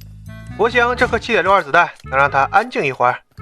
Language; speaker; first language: Chinese; native; Chinese